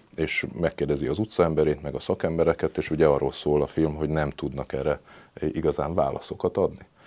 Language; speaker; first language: Hungarian; native; Hungarian